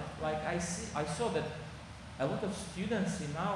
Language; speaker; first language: English; non-native, learner; Kazakh